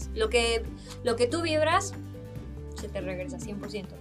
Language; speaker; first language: Spanish; native; Spanish